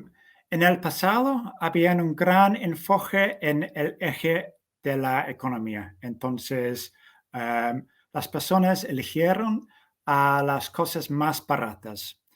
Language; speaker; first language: Spanish; non-native, fluent; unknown